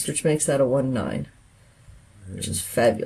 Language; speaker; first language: English; native; English